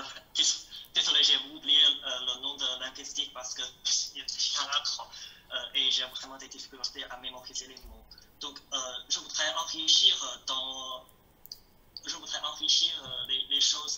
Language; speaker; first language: French; non-native, learner; Chinese